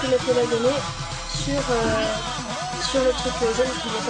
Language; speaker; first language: French; native; French